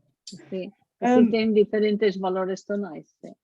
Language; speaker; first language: Portuguese; non-native, fluent; Spanish